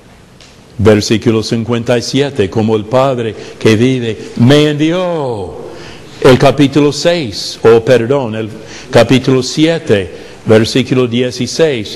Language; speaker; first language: Spanish; non-native, fluent; English